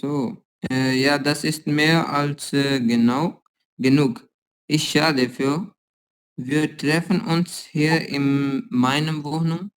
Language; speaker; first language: German; non-native, learner; Urdu